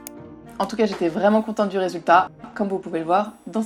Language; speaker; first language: French; native; French